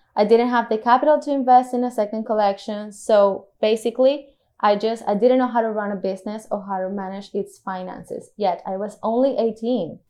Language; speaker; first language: English; non-native, fluent; Spanish